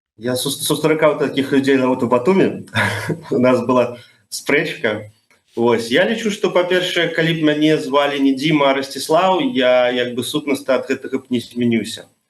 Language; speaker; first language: Belarusian; non-native, local second language; Russian